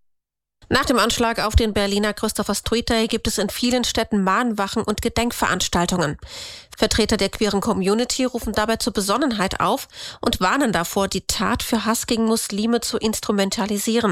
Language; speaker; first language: German; native; German